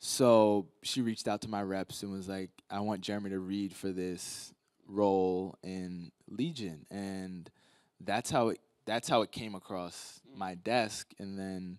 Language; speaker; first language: English; native; English